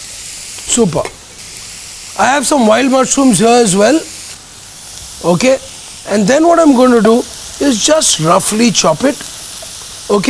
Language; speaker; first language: English; non-native, local second language; Hindi